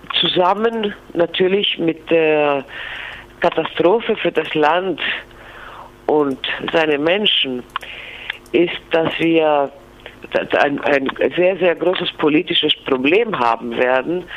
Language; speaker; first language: German; non-native, fluent; Greek